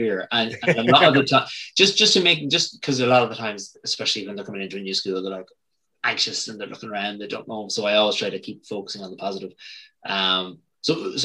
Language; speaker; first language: English; native; English